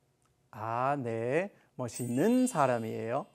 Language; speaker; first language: Korean; non-native, learner; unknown